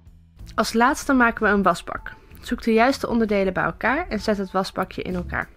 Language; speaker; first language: Dutch; native; Dutch